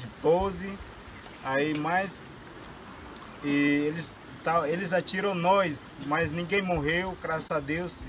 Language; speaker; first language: Portuguese; non-native, learner; Yanomámi